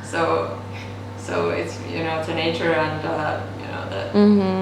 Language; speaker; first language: English; non-native, fluent; Finnish